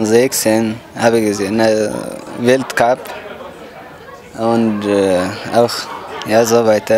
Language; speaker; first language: German; non-native, learner; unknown